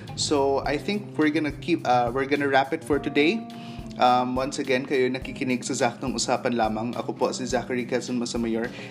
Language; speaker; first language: English; non-native, local second language; Cebuano